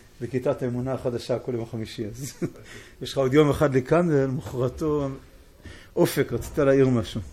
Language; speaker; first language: Hebrew; native; Hebrew